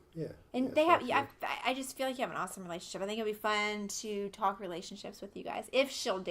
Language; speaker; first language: English; native; English